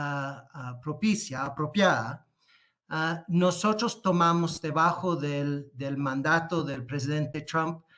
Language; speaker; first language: Spanish; non-native, fluent; English